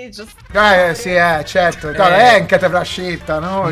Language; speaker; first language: English; non-native, fluent; Italian